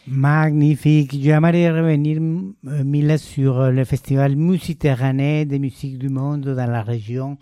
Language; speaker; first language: French; non-native, fluent; Spanish